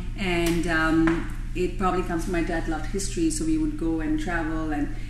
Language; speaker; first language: English; non-native, local second language; Bangla